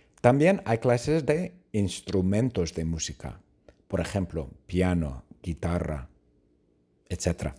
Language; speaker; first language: Spanish; non-native, fluent; English